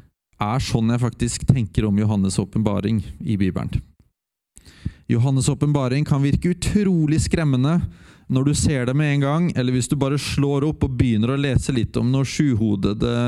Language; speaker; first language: Norwegian; native; Norwegian